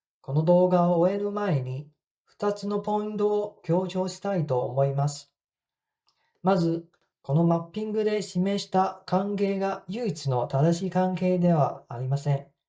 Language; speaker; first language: Japanese; non-native, fluent; Cantonese